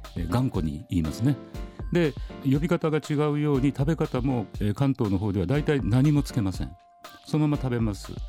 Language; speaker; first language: Japanese; native; Japanese